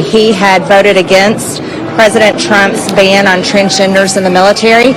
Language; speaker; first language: English; native; English